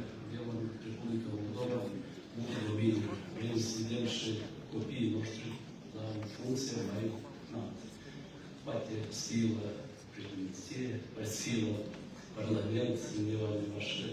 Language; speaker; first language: Romanian; non-native, local second language; Gagauz